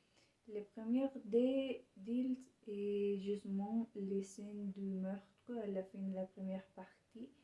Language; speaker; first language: French; non-native, learner; Spanish